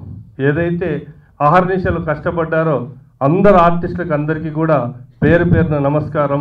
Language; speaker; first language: Telugu; native; Telugu